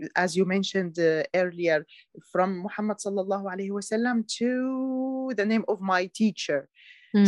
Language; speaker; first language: English; non-native, learner; Arabic